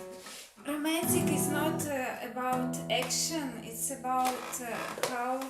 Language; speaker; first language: English; non-native, learner; Russian